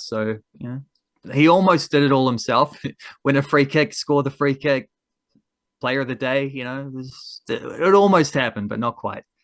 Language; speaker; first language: English; native; English